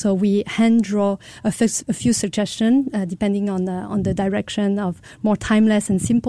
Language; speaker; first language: English; non-native, fluent; French